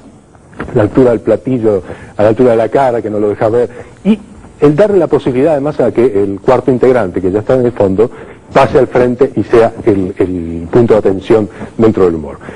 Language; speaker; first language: Spanish; native; Spanish